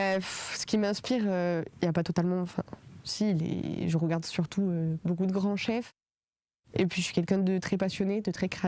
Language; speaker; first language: French; native; French